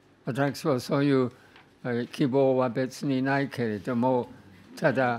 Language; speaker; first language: Japanese; non-native, fluent; English